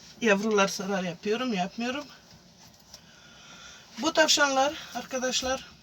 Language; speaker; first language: Turkish; non-native, fluent; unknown